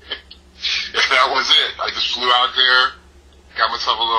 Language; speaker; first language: English; native; English